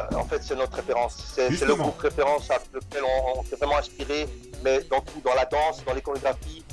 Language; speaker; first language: French; native; French